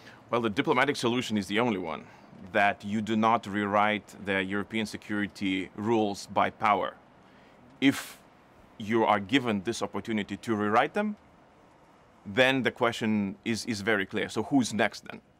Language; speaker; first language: English; non-native, fluent; Lithuanian